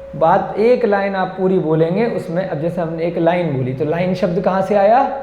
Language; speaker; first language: Hindi; native; Hindi